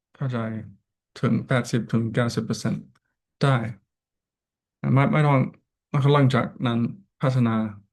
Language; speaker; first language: Thai; non-native, learner; English